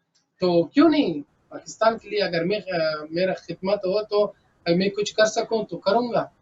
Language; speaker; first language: Hindi; early bilingual, other home language; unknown